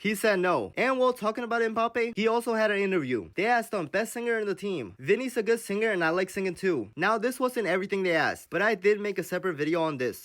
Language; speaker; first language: English; native; English